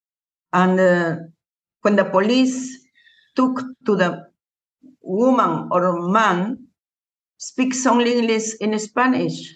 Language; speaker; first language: English; non-native, learner; Spanish